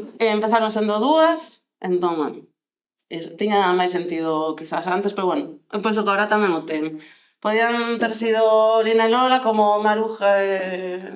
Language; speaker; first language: Galician; native; Galician